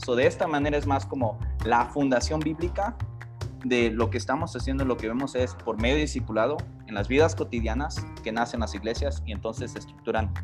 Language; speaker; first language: Spanish; early bilingual, heritage; Spanish